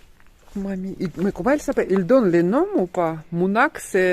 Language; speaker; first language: French; non-native, fluent; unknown